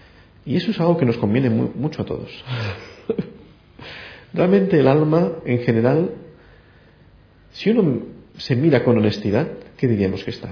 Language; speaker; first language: Spanish; native; Spanish